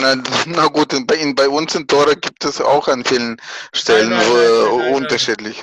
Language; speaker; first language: German; non-native, fluent; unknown